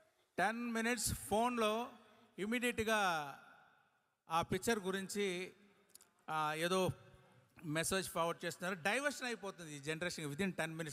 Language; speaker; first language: Telugu; non-native, local second language; Tamil